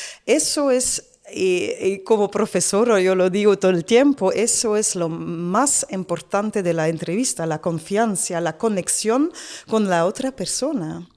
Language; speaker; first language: Spanish; non-native, learner; Dutch